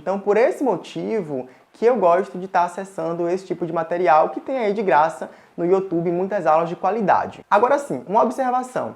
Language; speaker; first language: Portuguese; native; Portuguese